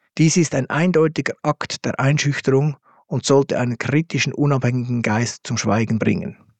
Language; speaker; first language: German; native; German